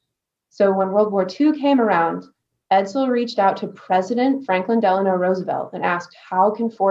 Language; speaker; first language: English; native; English